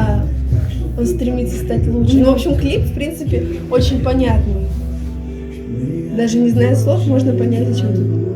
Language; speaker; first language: Russian; native; Russian